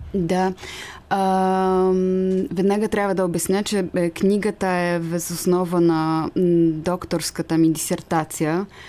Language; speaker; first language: Bulgarian; non-native, fluent; Polish